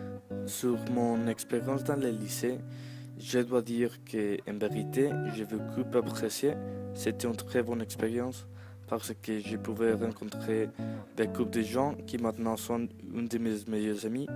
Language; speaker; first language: French; non-native, learner; Spanish